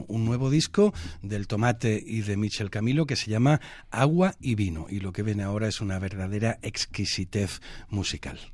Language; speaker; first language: Spanish; native; Spanish